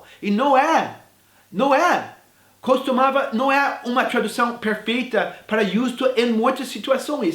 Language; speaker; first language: Portuguese; non-native, fluent; English